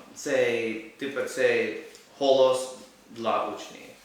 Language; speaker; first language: Ukrainian; non-native, learner; English